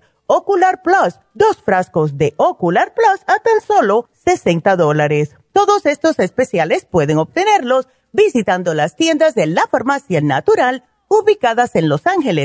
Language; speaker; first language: Spanish; native; Spanish